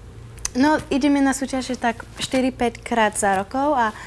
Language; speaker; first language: Slovak; early bilingual, heritage; Slovak